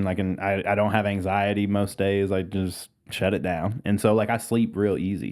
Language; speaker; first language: English; native; English